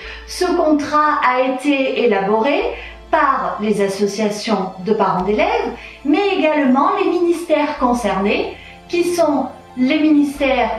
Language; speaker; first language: French; native; French